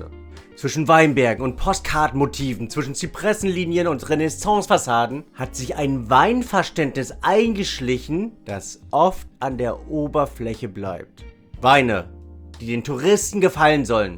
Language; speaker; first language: German; native; German